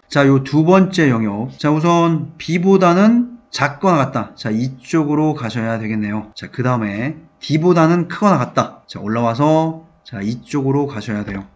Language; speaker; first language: Korean; native; Korean